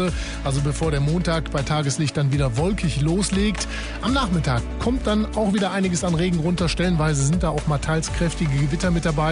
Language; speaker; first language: German; native; German